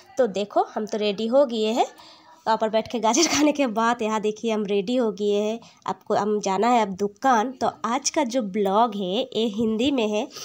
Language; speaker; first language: Hindi; non-native, local second language; Bangla